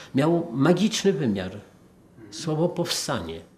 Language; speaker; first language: Polish; native; Polish